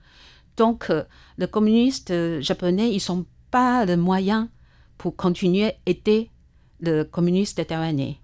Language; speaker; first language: French; non-native, learner; Chinese